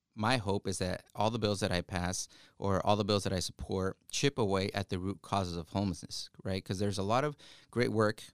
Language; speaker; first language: English; early bilingual, other home language; Spanish